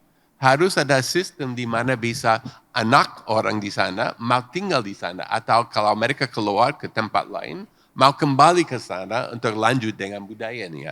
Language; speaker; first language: Indonesian; non-native, fluent; English